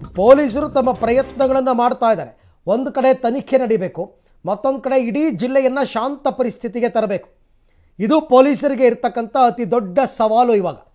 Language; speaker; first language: Kannada; native; Kannada